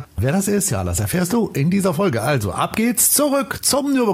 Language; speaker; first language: German; native; German